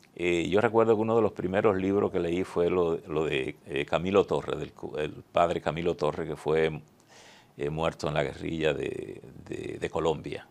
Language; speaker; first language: Spanish; native; Spanish